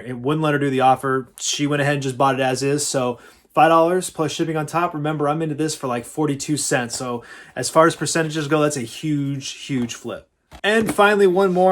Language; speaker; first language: English; native; English